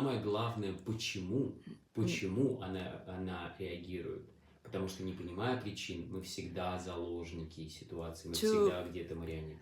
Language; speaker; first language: Russian; native; Russian